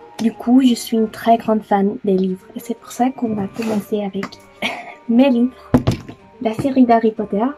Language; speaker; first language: French; non-native, learner; Dutch